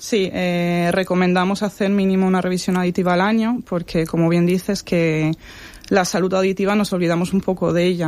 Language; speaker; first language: Spanish; native; Spanish